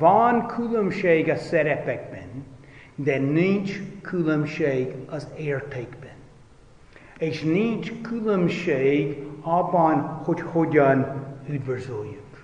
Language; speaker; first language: Hungarian; non-native, fluent; English